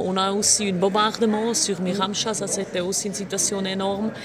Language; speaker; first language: French; non-native, local second language; German